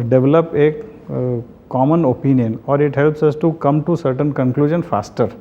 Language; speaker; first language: English; non-native, local second language; Kannada